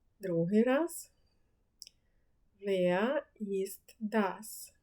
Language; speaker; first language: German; non-native, fluent; Ukrainian